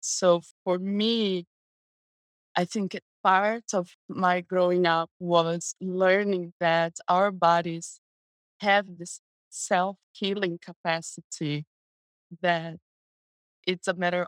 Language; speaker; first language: English; non-native, fluent; Portuguese